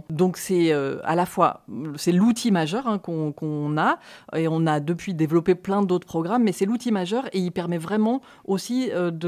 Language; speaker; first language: French; native; French